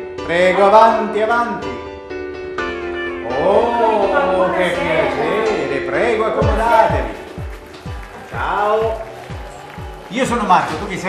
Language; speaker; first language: Italian; native; Italian